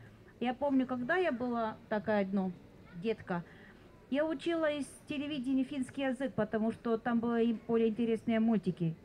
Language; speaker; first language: Russian; non-native, fluent; Estonian